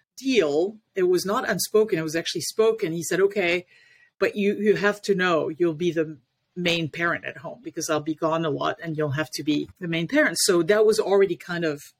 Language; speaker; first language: English; non-native, fluent; French